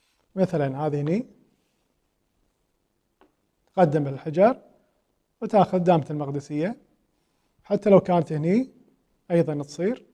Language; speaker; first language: Arabic; native; Arabic